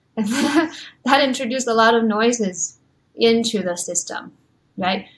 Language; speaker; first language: English; non-native, fluent; Chinese